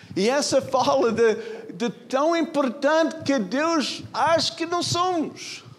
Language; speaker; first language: Portuguese; non-native, fluent; English